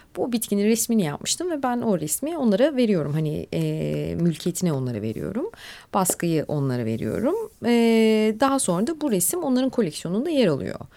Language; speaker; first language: Turkish; native; Turkish